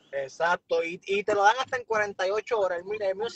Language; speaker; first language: Spanish; native; Spanish